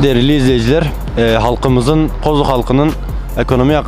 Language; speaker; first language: Turkish; native; Turkish